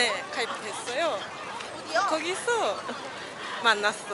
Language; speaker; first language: Korean; non-native, learner; Japanese